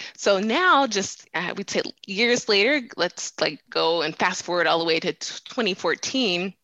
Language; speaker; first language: English; native; English